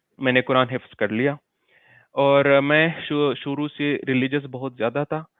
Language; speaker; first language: Urdu; non-native, local second language; Pashto